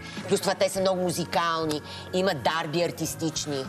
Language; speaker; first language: Bulgarian; native; Bulgarian